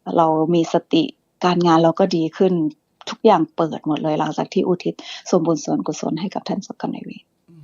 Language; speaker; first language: Thai; early bilingual, other home language; English